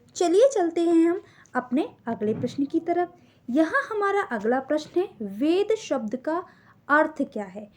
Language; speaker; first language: Hindi; native; Hindi